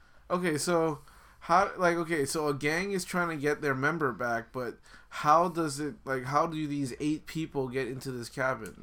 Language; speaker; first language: English; native; English